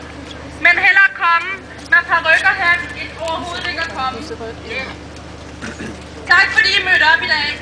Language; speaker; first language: Danish; early bilingual, other home language; Persian